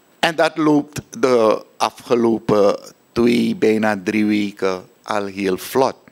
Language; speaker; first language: Dutch; native; Dutch